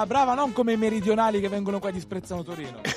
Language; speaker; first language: Italian; native; Italian